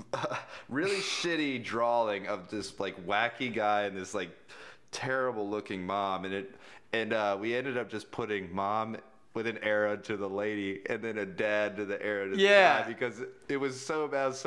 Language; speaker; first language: English; native; English